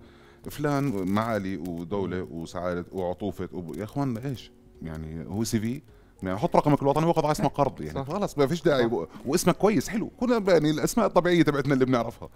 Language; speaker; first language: Arabic; native; Arabic